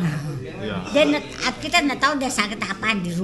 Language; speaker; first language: Indonesian; non-native, local second language; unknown